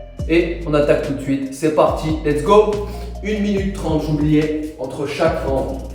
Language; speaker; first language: French; native; French